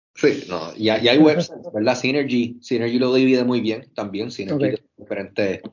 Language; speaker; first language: Spanish; native; Spanish